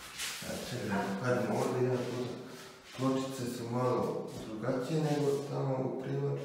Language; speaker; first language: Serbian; early bilingual, heritage; Serbian